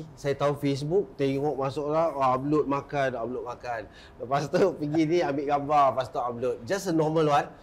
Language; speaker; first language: Malay; native; Malay